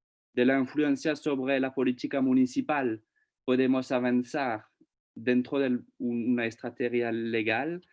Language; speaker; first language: Spanish; non-native, fluent; French